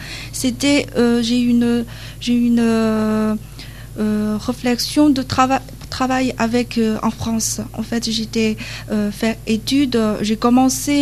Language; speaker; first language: French; non-native, learner; Chinese